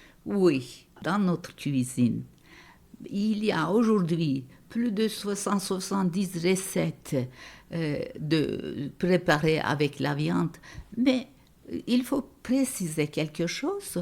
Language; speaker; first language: French; non-native, fluent; Turkish